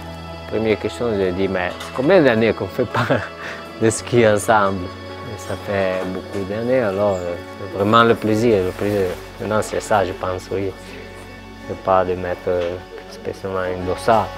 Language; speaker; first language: French; non-native, learner; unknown